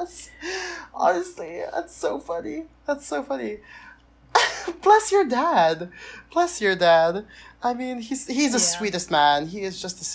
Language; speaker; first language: English; non-native, local second language; Filipino